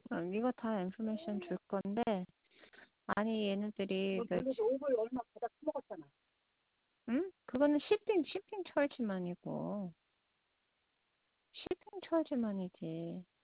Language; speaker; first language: Korean; native; Korean